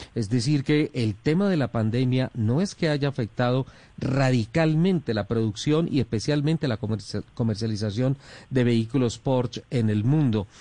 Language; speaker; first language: Spanish; native; Spanish